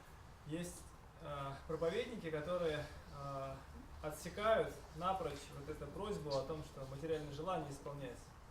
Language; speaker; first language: Russian; native; Russian